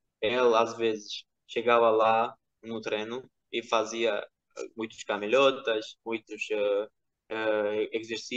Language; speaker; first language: Portuguese; non-native, fluent; Georgian